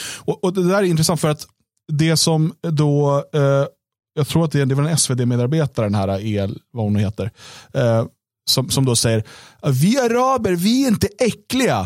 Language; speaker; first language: Swedish; native; Swedish